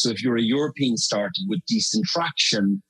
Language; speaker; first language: English; native; English